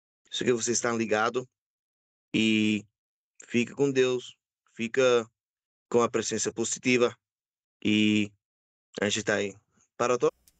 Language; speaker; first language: Portuguese; non-native, learner; English